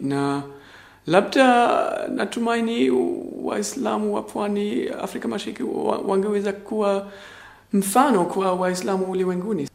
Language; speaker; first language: Swahili; non-native, fluent; German